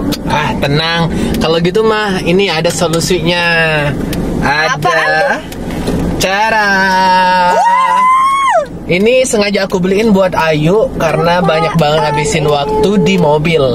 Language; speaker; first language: Indonesian; native; Indonesian